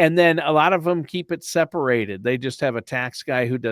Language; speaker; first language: English; native; English